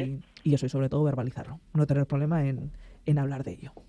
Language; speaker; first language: Spanish; native; Spanish